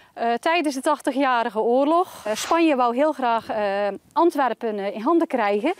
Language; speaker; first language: Dutch; native; Dutch